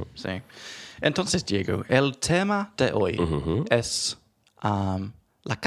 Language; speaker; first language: Spanish; non-native, learner; English